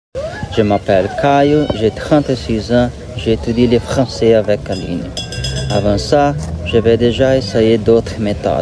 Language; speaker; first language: French; non-native, fluent; Portuguese